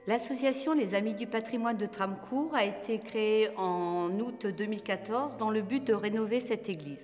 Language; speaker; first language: French; native; French